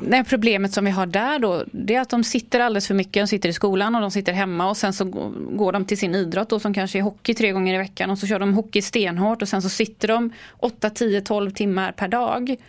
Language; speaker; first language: Swedish; native; Swedish